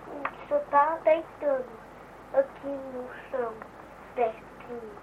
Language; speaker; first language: Portuguese; early bilingual, heritage; Portuguese